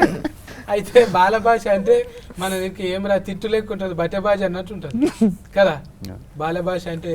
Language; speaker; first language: Telugu; native; Telugu